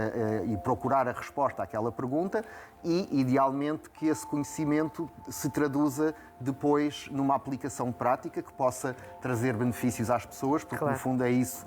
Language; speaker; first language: Portuguese; native; Portuguese